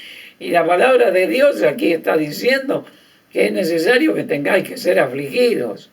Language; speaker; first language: Spanish; native; Spanish